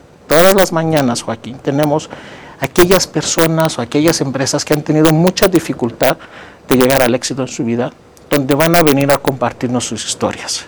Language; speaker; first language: Spanish; non-native, fluent; Greek